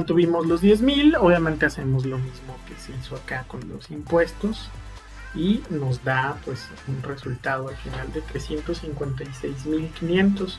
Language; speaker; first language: Spanish; native; Spanish